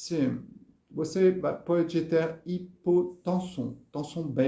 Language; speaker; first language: Portuguese; non-native, fluent; French